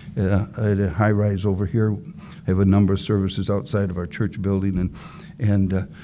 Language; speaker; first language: English; native; English